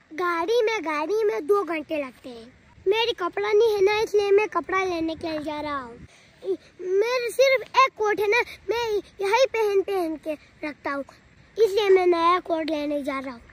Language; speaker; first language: Hindi; non-native, local second language; Khowar